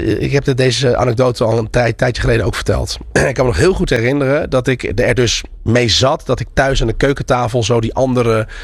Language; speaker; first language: Dutch; native; Dutch